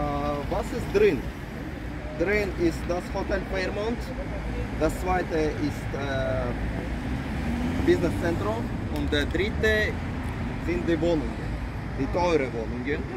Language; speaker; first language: German; non-native, fluent; Azerbaijani